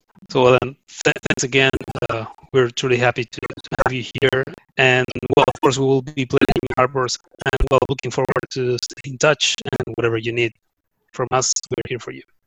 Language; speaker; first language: English; non-native, fluent; Spanish